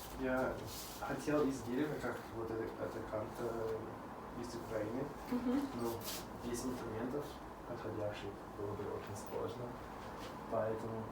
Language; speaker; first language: Russian; non-native, fluent; English